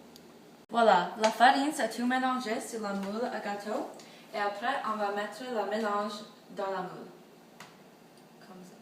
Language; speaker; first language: French; non-native, learner; English